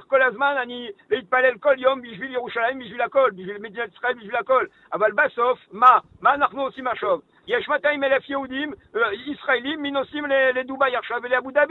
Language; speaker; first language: Hebrew; non-native, learner; French